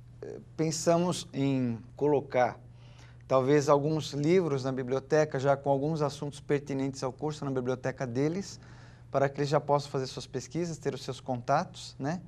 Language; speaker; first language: Portuguese; native; Portuguese